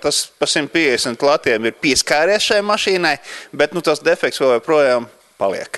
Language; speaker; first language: Latvian; native; Latvian